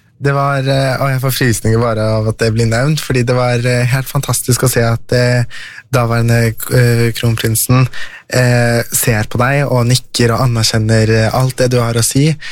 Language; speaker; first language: Norwegian; early bilingual, other home language; Persian